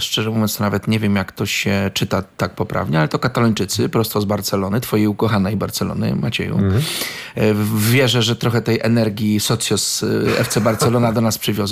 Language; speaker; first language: Polish; native; Polish